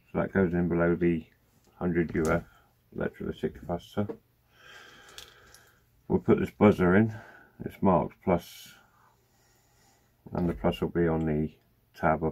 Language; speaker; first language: English; native; English